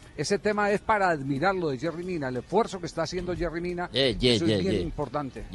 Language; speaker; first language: Spanish; native; Spanish